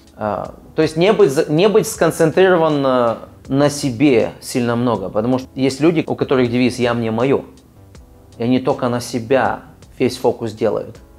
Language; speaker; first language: Russian; early bilingual, other home language; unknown